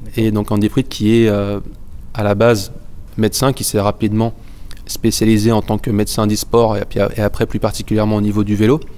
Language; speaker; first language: French; native; French